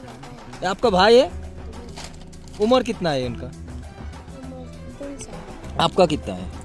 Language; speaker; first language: Hindi; non-native, learner; Bangla